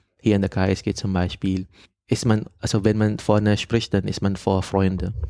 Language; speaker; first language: German; non-native, fluent; Filipino